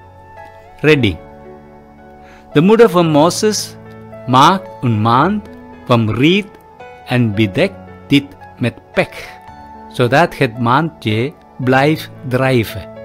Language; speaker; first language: Dutch; non-native, fluent; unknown